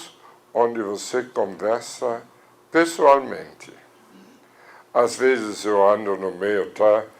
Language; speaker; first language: Portuguese; non-native, fluent; German